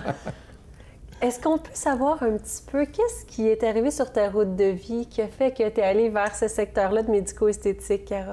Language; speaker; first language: French; native; French